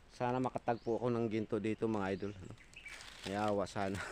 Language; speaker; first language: Filipino; native; Filipino